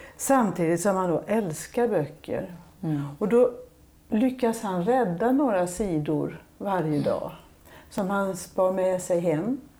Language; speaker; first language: Swedish; native; Swedish